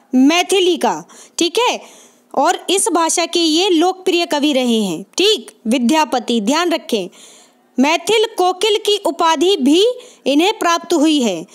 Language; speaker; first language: Hindi; native; Hindi